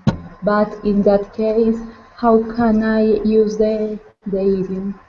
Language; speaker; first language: English; non-native, learner; Spanish